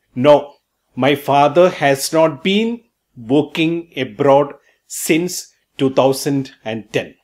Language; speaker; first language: English; non-native, local second language; Malayalam